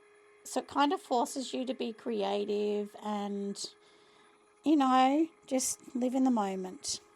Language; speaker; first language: English; native; English